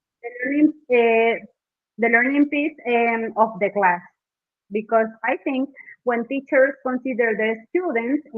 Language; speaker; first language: English; non-native, fluent; Spanish